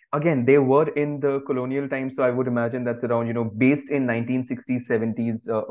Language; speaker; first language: English; non-native, local second language; Bangla